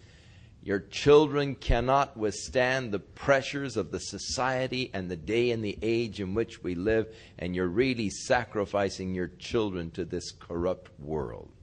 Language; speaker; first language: English; native; English